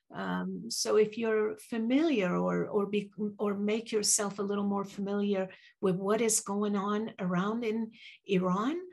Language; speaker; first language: English; early bilingual, other home language; Persian